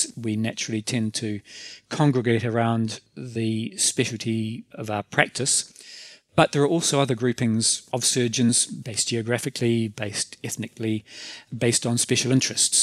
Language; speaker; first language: English; native; English